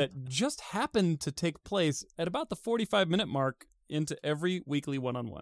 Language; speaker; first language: English; native; English